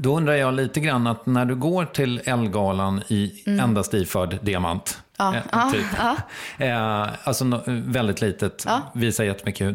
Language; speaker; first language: Swedish; native; Swedish